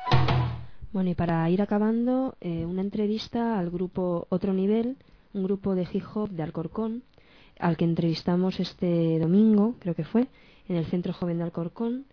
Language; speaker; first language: Spanish; native; Spanish